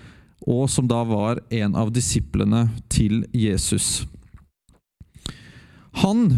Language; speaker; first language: Norwegian; native; Norwegian